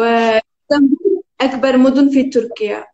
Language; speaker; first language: Arabic; non-native, learner; Turkish